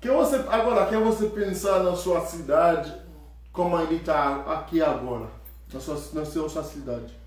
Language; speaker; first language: Portuguese; non-native, learner; Haitian Creole